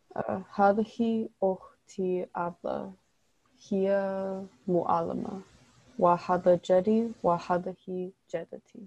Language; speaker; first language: Arabic; non-native, learner; English